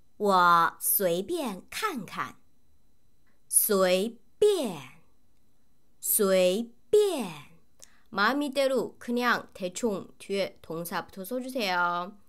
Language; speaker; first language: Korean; non-native, fluent; Chinese